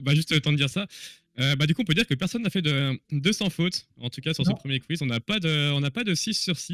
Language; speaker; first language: French; native; French